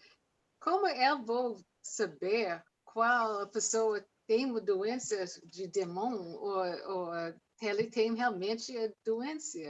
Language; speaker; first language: Portuguese; non-native, learner; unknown